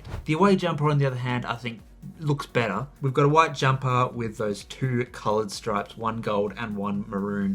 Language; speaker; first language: English; native; English